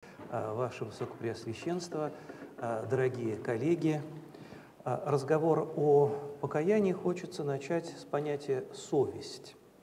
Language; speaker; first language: Russian; native; Russian